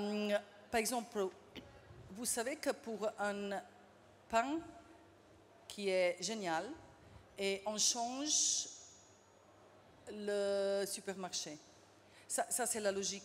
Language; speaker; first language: French; non-native, fluent; Slovenian